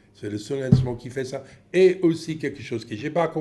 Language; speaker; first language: French; non-native, fluent; English